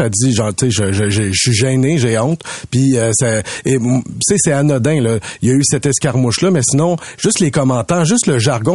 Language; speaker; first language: French; native; French